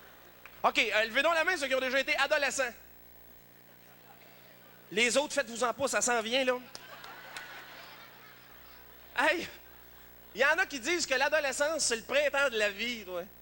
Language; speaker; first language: French; native; French